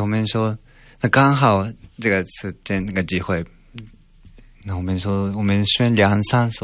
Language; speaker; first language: Chinese; non-native, fluent; Japanese